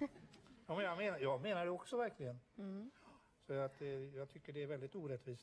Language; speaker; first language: Swedish; native; Swedish